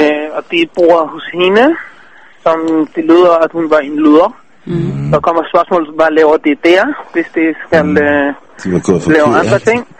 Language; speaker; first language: Danish; non-native, fluent; Hebrew